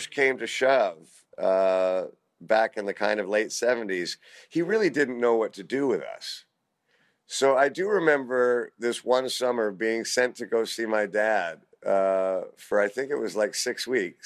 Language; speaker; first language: English; native; English